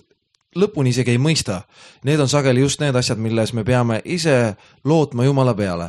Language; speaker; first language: Estonian; native; Estonian